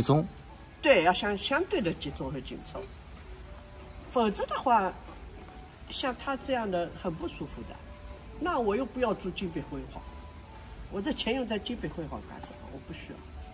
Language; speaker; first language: Chinese; non-native, local second language; Wu Chinese